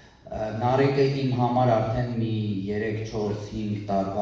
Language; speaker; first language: Armenian; native; Armenian